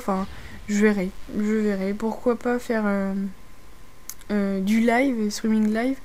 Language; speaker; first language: French; native; French